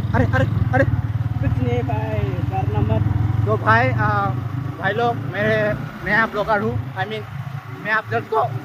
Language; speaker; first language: Hindi; non-native, local second language; Bangla